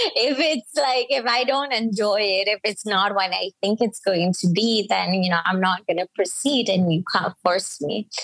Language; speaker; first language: English; non-native, local second language; Malay